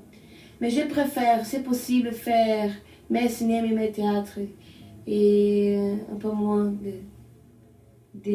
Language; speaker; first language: French; non-native, learner; Portuguese